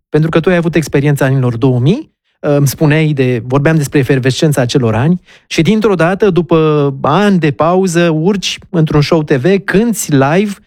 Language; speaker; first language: Romanian; native; Romanian